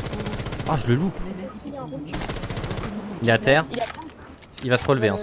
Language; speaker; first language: French; native; French